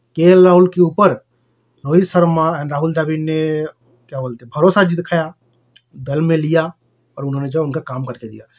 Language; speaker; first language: Hindi; non-native, local second language; Bangla